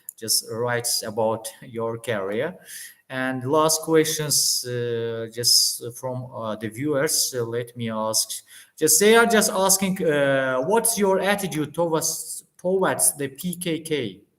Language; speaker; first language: English; non-native, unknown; Azerbaijani